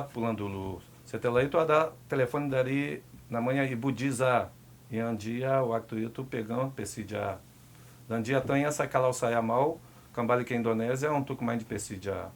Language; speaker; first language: Indonesian; non-native, fluent; Portuguese